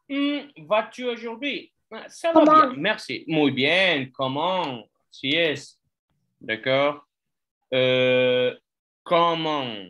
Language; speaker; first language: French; non-native, fluent; Spanish